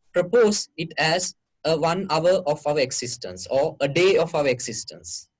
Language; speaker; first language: English; non-native, local second language; Sinhala